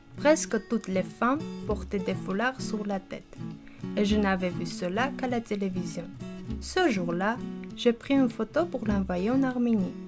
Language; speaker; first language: French; non-native, learner; Armenian